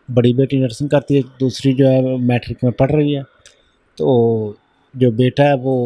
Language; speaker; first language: Urdu; non-native, local second language; Punjabi